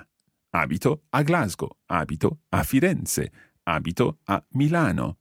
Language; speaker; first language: Italian; non-native, fluent; English